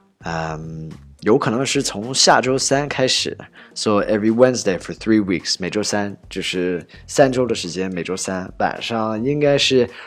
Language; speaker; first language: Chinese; non-native, fluent; English